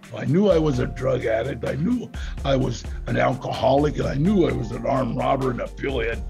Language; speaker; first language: English; native; English